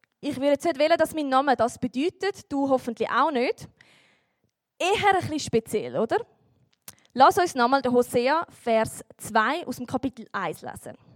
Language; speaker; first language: German; native; German